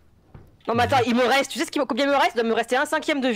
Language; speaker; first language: French; native; French